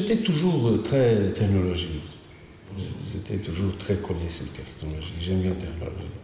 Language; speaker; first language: French; non-native, fluent; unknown